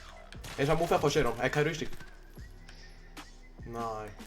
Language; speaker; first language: German; native; German